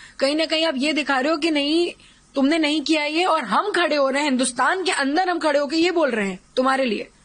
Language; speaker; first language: Hindi; native; Hindi